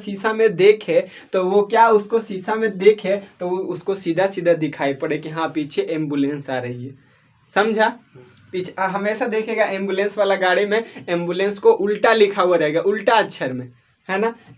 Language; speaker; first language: Hindi; native; Hindi